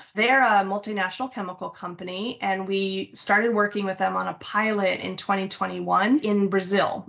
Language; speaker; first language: English; native; English